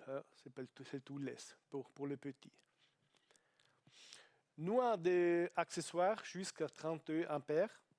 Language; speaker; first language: French; non-native, learner; Italian